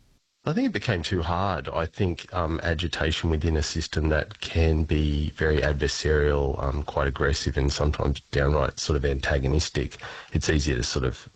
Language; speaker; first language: English; native; English